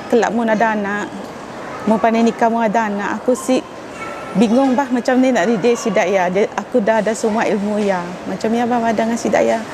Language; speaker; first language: Malay; non-native, local second language; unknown